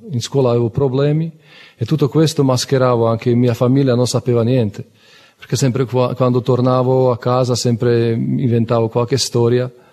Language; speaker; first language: Italian; non-native, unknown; Slovak